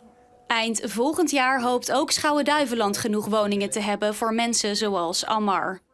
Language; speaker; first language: Dutch; native; Dutch